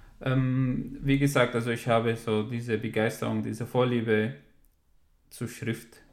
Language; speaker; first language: German; non-native, fluent; Arabic